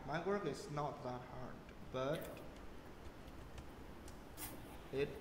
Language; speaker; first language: English; non-native, fluent; Vietnamese